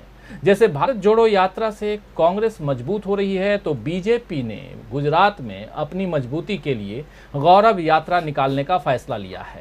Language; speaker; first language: Hindi; native; Hindi